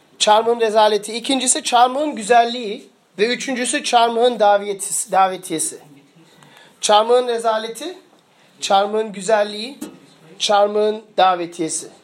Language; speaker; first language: Turkish; early bilingual, heritage; Turkish